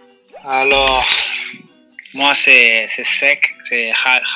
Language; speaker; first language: French; non-native, fluent; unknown